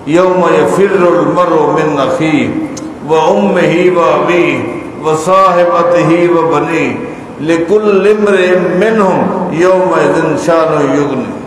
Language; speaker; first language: Urdu; native; Urdu